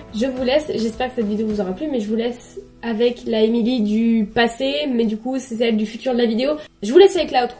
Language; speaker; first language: French; native; French